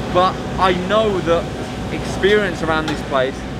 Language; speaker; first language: English; native; English